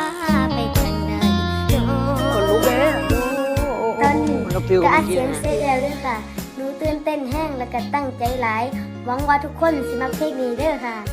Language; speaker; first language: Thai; early bilingual, other home language; Lao